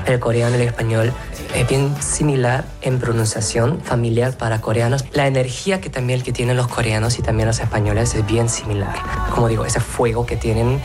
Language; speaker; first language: Spanish; non-native, fluent; Korean